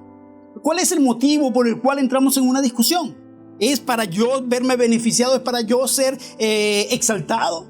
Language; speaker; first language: Spanish; native; Spanish